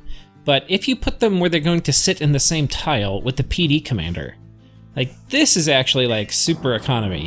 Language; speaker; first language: English; native; English